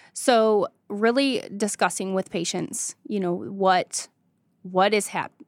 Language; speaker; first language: English; native; English